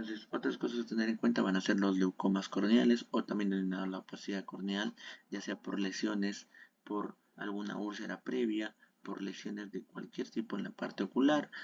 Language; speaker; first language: Spanish; native; Spanish